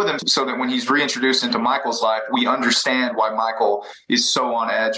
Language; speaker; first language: English; native; English